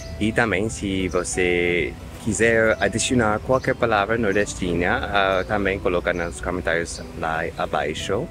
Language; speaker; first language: Portuguese; non-native, fluent; English